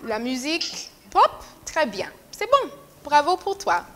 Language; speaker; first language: French; non-native, fluent; English